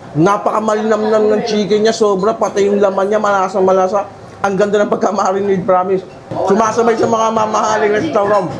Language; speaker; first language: Filipino; native; Filipino